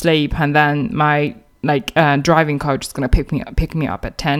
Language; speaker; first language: English; non-native, fluent; Chinese